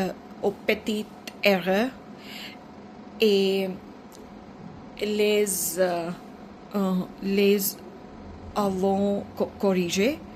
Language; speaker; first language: French; non-native, fluent; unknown